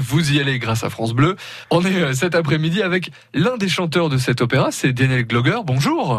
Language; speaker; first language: French; native; French